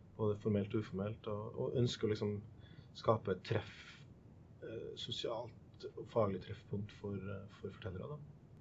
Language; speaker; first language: Norwegian; native; Norwegian